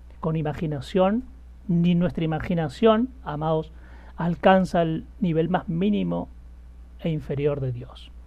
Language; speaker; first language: Spanish; native; Spanish